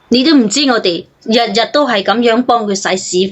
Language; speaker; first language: Cantonese; native; Cantonese